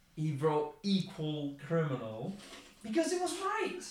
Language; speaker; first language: English; non-native, fluent; Italian